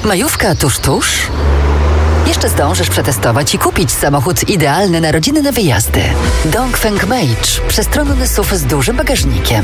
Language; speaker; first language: Polish; native; Polish